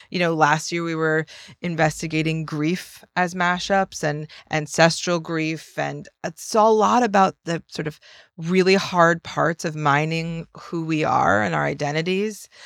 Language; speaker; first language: English; native; English